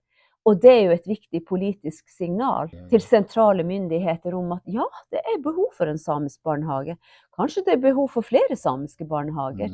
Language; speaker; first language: Norwegian; non-native, local second language; Northern Sami